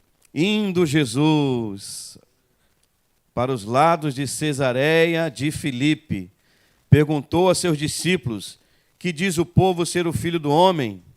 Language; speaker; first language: Portuguese; native; Portuguese